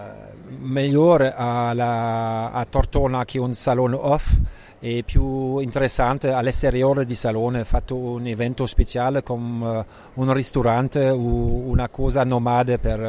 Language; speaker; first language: Italian; non-native, learner; German